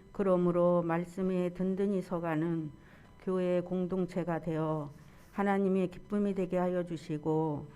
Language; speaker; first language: Korean; native; Korean